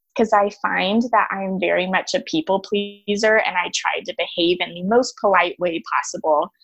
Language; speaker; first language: English; native; English